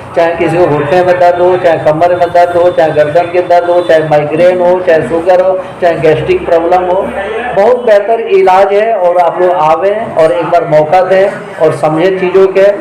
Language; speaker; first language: Hindi; native; Hindi